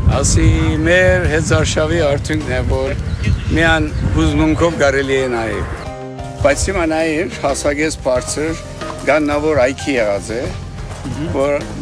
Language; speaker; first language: Armenian; early bilingual, heritage; Armenian